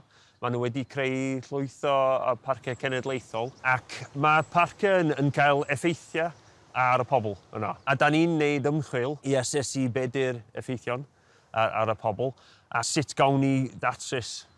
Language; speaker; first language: Welsh; non-native, local second language; English